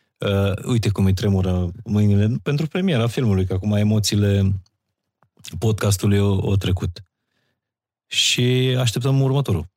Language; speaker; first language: Romanian; native; Romanian